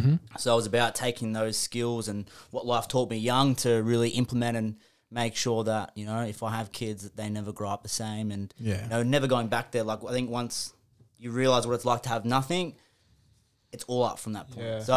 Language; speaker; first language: English; native; English